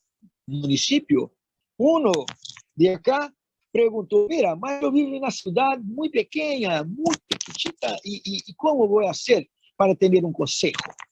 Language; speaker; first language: Spanish; non-native, fluent; Portuguese